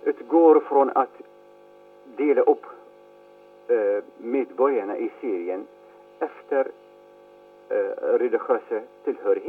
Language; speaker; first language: Swedish; non-native, fluent; Arabic